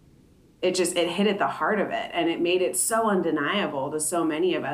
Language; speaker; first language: English; native; English